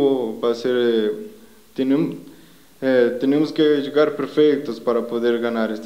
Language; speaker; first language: Portuguese; non-native, learner; Spanish